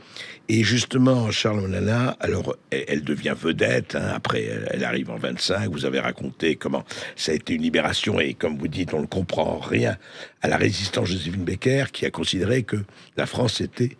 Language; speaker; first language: French; native; French